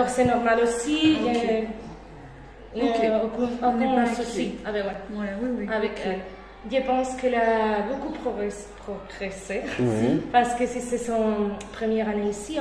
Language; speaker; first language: French; non-native, fluent; Spanish